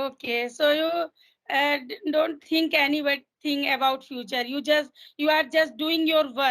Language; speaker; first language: English; non-native, fluent; Hindi